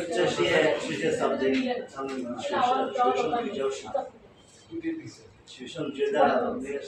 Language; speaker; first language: Chinese; non-native, fluent; Bangla